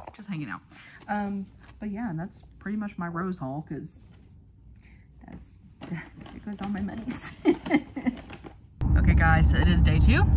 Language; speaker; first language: English; native; English